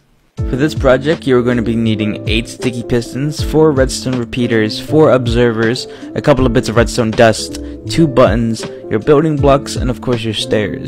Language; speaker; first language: English; native; English